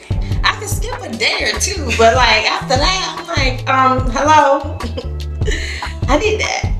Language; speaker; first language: English; native; English